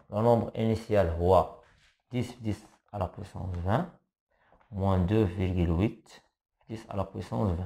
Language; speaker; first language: French; non-native, local second language; Arabic